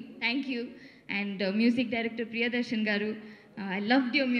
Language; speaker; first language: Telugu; non-native, learner; Tamil